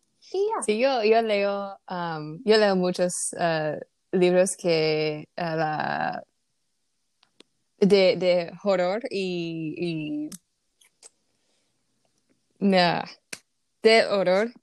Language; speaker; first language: Spanish; non-native, learner; English